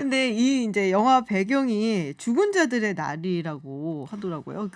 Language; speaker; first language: Korean; native; Korean